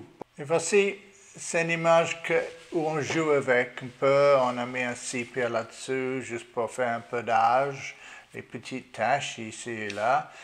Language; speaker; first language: French; non-native, learner; English